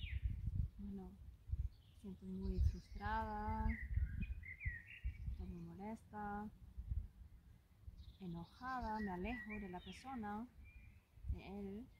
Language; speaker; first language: Spanish; non-native, learner; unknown